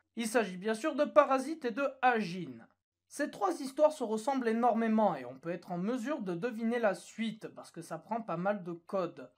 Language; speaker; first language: French; native; French